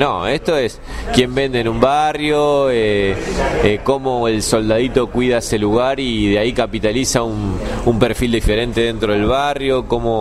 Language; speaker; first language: Spanish; native; Spanish